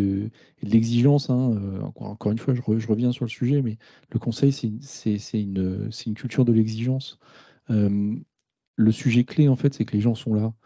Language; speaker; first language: French; native; French